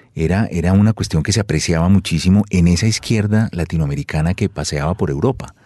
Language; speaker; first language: Spanish; native; Spanish